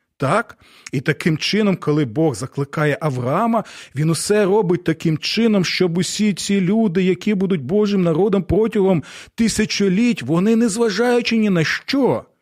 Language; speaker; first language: Ukrainian; non-native, local second language; Russian